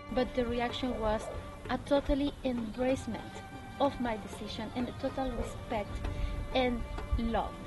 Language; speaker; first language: English; non-native, fluent; Spanish